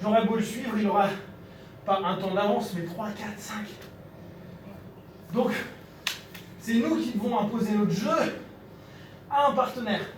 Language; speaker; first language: French; native; French